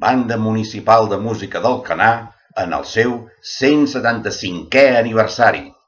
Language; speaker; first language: Catalan; native; Catalan